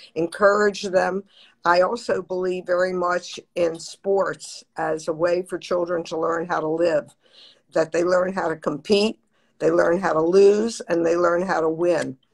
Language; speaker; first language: English; native; English